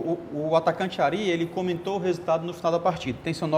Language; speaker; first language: Portuguese; native; Portuguese